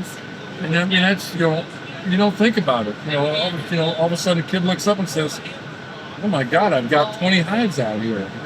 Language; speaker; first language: English; native; English